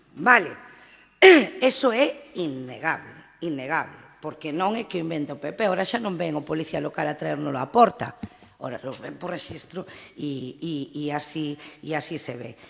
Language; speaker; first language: Galician; non-native, local second language; Spanish